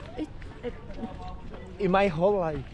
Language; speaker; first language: English; non-native, learner; Korean